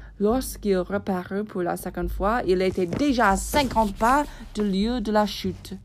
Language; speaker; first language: French; non-native, fluent; English